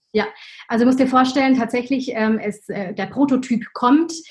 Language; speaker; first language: German; early bilingual, other home language; Arabic